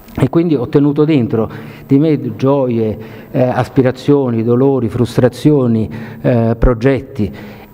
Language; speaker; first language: Italian; native; Italian